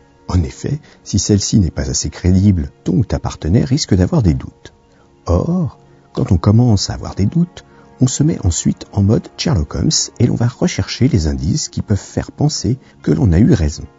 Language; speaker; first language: French; native; French